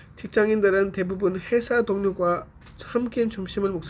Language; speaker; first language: Korean; non-native, fluent; Urdu